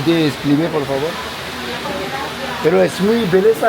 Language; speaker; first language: Spanish; non-native, learner; French